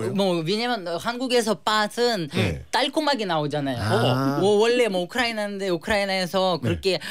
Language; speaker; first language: Korean; non-native, fluent; Ukrainian